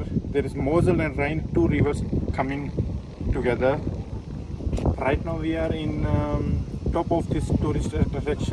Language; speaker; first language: English; non-native, fluent; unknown